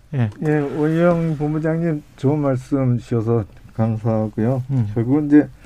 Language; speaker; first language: Korean; native; Korean